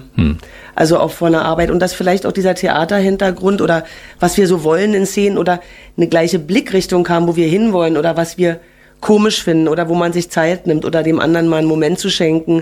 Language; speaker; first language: German; native; German